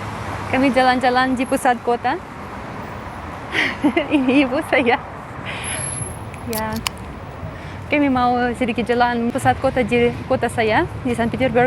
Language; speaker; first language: Indonesian; non-native, fluent; Russian